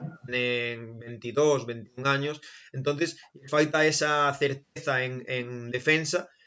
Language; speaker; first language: Spanish; native; Spanish